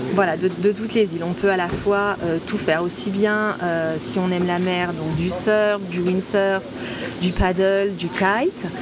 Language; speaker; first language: French; native; French